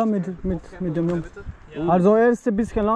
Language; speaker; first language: German; non-native, fluent; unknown